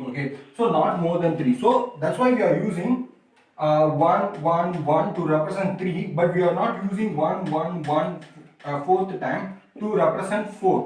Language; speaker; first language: English; non-native, local second language; Tamil